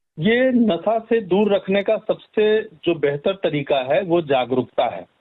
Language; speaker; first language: Hindi; native; Hindi